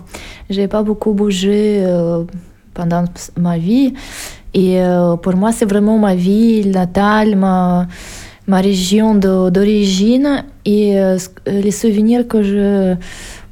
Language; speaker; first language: French; non-native, fluent; Russian